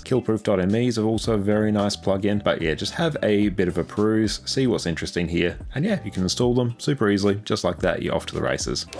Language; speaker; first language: English; native; English